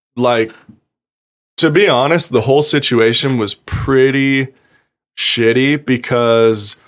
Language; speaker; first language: English; native; English